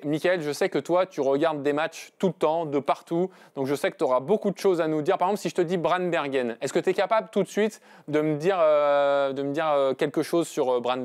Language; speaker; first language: French; native; French